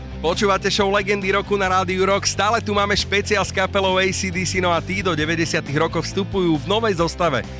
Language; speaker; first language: Slovak; native; Slovak